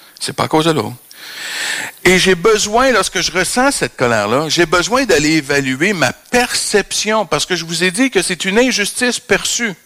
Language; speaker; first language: French; native; French